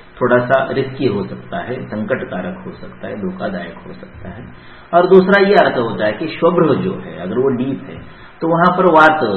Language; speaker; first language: Hindi; non-native, local second language; Marathi